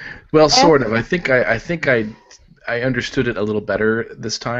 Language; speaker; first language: English; native; English